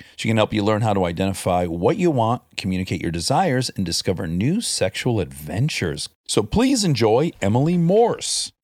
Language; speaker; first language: English; native; English